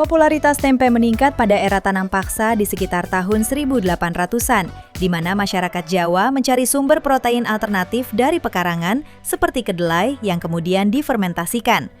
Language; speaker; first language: Indonesian; native; Indonesian